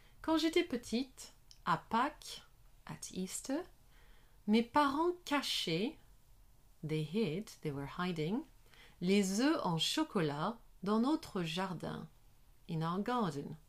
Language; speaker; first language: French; non-native, learner; English